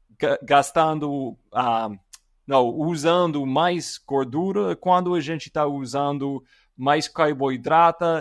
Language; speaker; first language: Portuguese; non-native, fluent; English